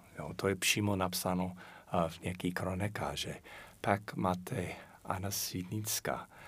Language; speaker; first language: Czech; non-native, fluent; English